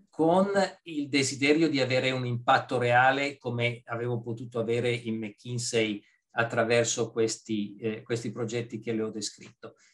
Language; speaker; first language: Italian; native; Italian